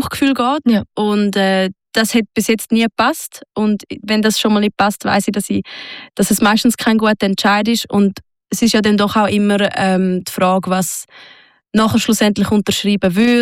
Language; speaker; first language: German; native; German